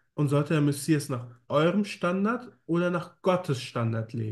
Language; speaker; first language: German; native; German